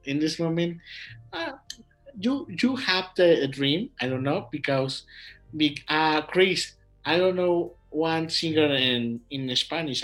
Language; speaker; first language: English; non-native, learner; Spanish